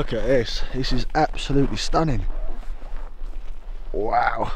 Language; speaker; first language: English; native; English